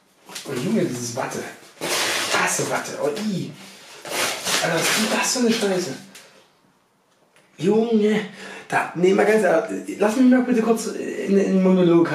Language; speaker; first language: German; native; German